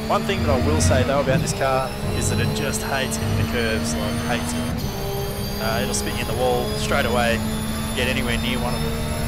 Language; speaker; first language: English; native; English